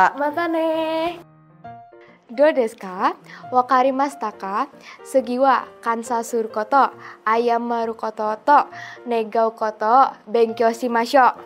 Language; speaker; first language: Japanese; non-native, learner; Indonesian